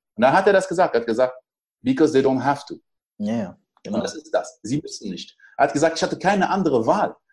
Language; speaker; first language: German; early bilingual, other home language; French